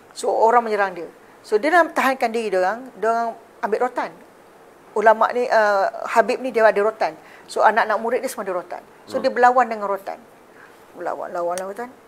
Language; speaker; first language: Malay; native; Malay